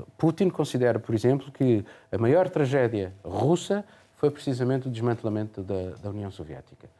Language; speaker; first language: Portuguese; native; Portuguese